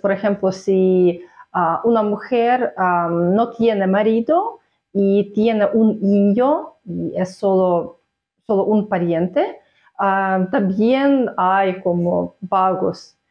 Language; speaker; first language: Spanish; non-native, fluent; Russian